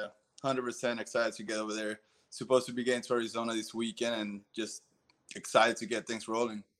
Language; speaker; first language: English; early bilingual, other home language; Spanish